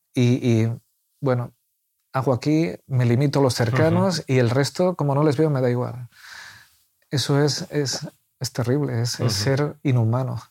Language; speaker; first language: Spanish; native; Spanish